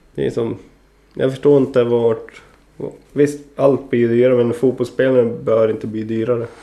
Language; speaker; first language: Swedish; early bilingual, other home language; Greek